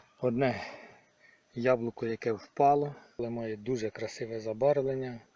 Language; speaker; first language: Ukrainian; native; Ukrainian